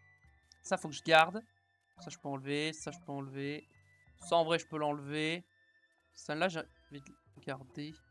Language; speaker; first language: French; native; French